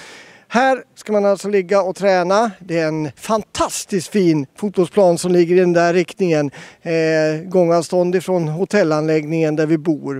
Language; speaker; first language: Swedish; native; Swedish